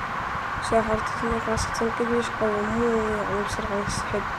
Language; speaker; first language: Arabic; native; Arabic